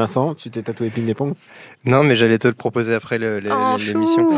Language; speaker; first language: French; native; French